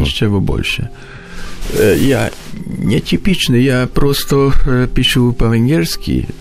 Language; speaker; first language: Russian; non-native, learner; Hungarian